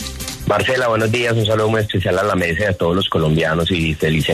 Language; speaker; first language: Spanish; native; Spanish